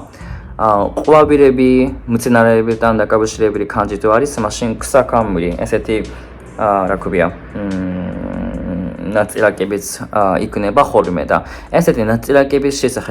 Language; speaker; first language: Georgian; non-native, fluent; Japanese